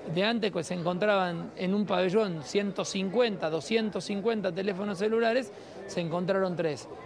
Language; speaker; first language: Spanish; native; Spanish